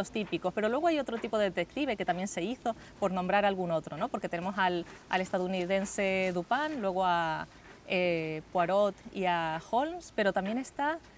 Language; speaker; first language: Spanish; native; Spanish